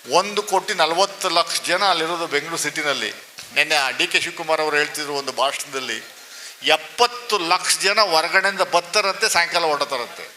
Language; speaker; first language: Kannada; native; Kannada